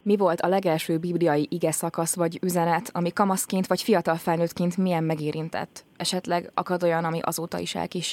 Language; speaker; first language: Hungarian; native; Hungarian